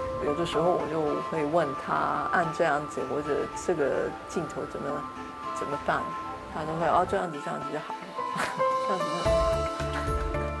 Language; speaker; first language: Chinese; early bilingual, heritage; Chinese